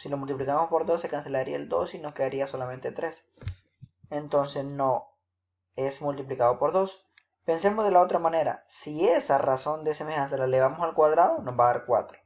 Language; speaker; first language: Spanish; native; Spanish